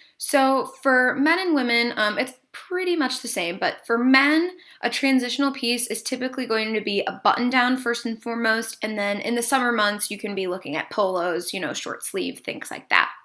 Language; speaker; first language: English; native; English